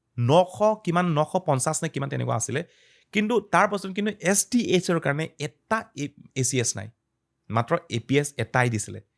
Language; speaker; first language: Assamese; non-native, local second language; Karbi